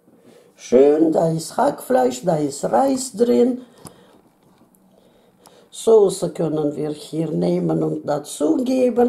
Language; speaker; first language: German; non-native, fluent; Russian